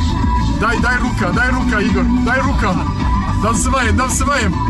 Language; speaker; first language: Russian; non-native, learner; French